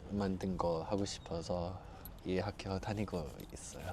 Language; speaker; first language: Korean; early bilingual, heritage; English